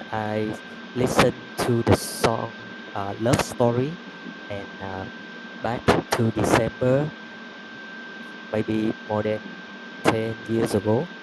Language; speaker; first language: English; non-native, learner; Vietnamese